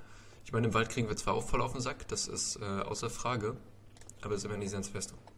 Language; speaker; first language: German; native; German